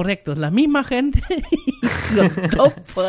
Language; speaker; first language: Spanish; non-native, learner; German